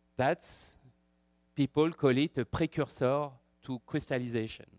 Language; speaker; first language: English; non-native, fluent; French